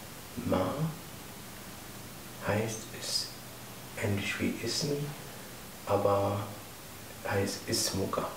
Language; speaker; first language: German; non-native, fluent; Arabic